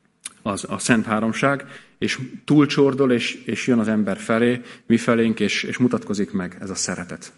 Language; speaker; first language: Hungarian; native; Hungarian